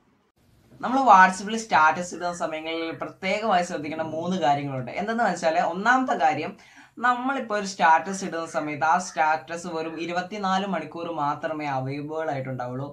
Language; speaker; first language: Malayalam; native; Malayalam